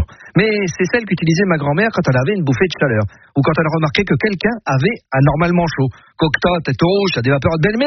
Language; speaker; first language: French; native; French